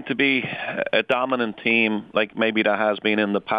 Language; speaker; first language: English; native; English